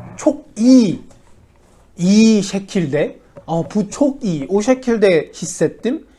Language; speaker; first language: Turkish; non-native, fluent; Korean